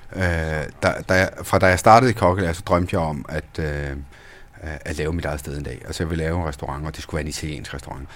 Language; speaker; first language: Danish; early bilingual, other home language; Italian